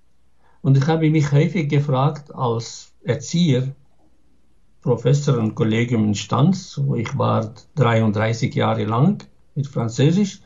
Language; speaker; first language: German; non-native, fluent; Arabic